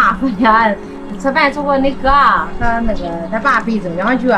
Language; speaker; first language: Chinese; native; Chinese